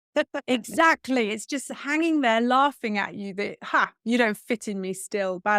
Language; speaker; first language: English; native; English